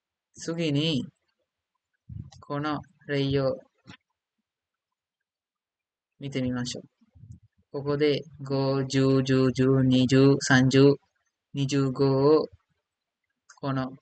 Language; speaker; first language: Japanese; non-native, learner; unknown